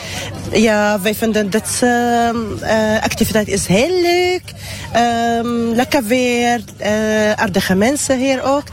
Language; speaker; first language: Dutch; non-native, learner; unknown